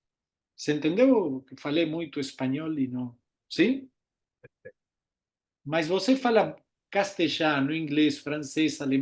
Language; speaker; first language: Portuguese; non-native, learner; Spanish